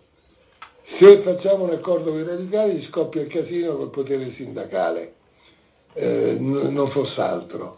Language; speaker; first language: Italian; native; Italian